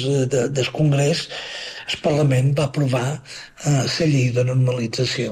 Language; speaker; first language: Catalan; native; Catalan